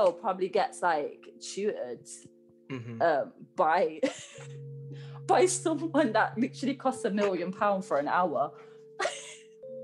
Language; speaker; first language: English; native; English